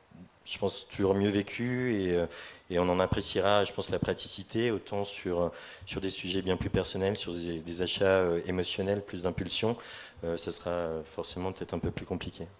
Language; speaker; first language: French; native; French